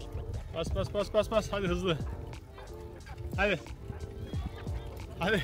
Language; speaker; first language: Turkish; native; Turkish